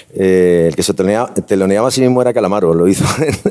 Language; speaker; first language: Spanish; native; Spanish